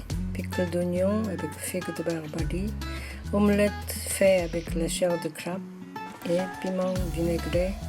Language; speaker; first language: French; non-native, fluent; Korean